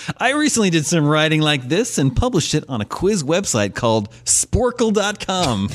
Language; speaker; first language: English; native; English